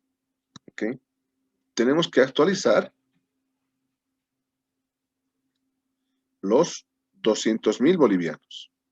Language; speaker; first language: Spanish; native; Spanish